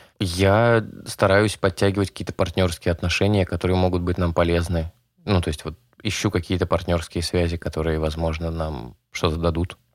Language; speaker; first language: Russian; native; Russian